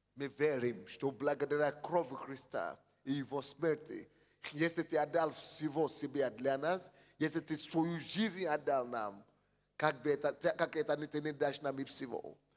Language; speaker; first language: Russian; non-native, fluent; Yoruba